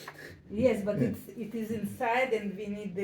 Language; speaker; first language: English; non-native, learner; Russian